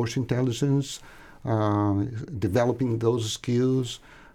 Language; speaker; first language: English; non-native, fluent; Portuguese